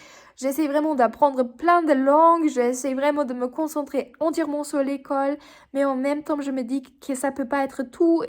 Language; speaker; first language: French; non-native, fluent; German